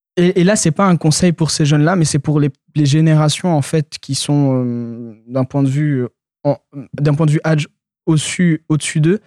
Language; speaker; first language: French; early bilingual, other home language; Arabic